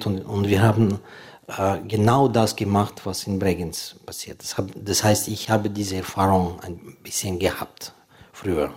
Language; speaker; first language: German; non-native, fluent; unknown